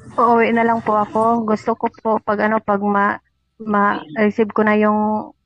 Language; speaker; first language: Filipino; non-native, local second language; Cebuano